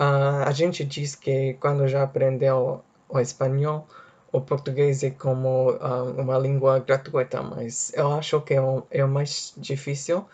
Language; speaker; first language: Portuguese; non-native, fluent; English